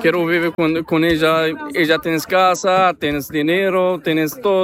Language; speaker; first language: Spanish; non-native, learner; Arabic